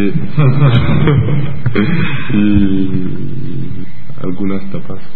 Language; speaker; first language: Spanish; non-native, learner; French